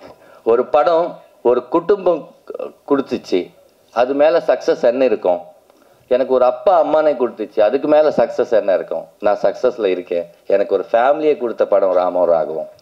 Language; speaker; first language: Tamil; non-native, learner; Telugu